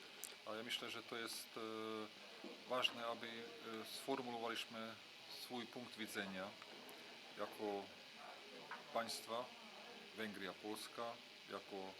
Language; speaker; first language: Polish; non-native, fluent; Hungarian